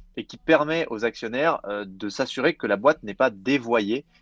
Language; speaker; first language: French; native; French